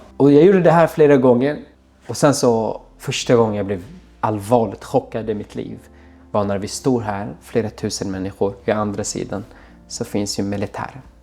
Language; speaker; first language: Swedish; non-native, fluent; Arabic